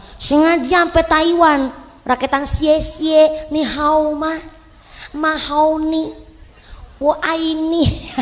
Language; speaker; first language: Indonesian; non-native, local second language; Javanese